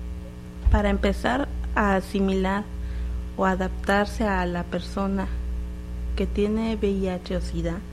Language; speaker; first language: Spanish; native; Spanish